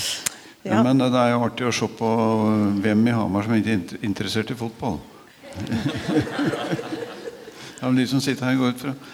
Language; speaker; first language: Norwegian; native; Norwegian